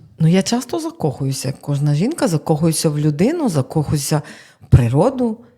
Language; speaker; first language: Ukrainian; native; Ukrainian